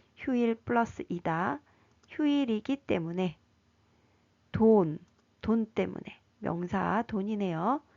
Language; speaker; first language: Korean; native; Korean